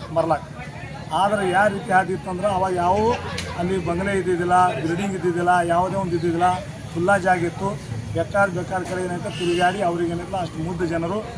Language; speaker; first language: Kannada; non-native, local second language; Lambadi